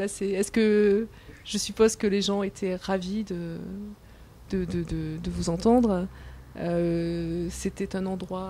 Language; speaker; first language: French; native; French